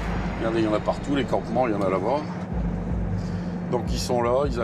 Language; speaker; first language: French; native; French